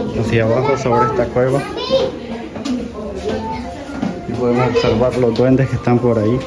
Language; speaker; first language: Spanish; native; Spanish